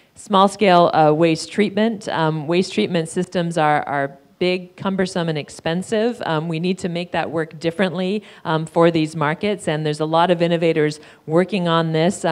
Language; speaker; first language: English; native; English